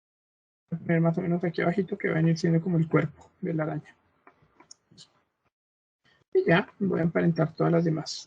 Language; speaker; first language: Spanish; native; Spanish